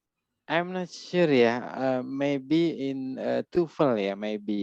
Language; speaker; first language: English; non-native, learner; Indonesian